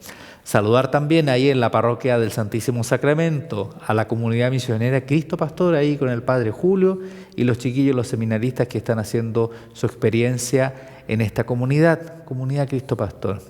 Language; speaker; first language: Spanish; native; Spanish